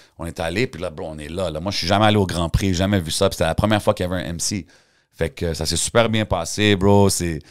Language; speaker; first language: French; early bilingual, heritage; French